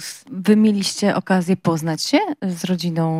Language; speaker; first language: Polish; native; Polish